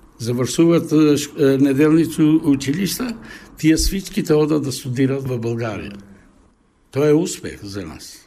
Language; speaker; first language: Bulgarian; early bilingual, heritage; Bulgarian